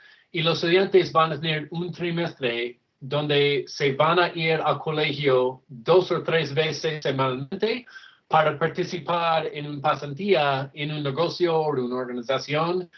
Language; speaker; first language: Spanish; non-native, fluent; English